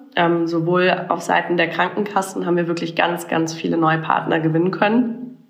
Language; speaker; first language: German; native; German